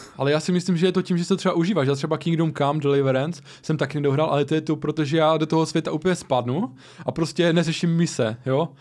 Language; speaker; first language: Czech; native; Czech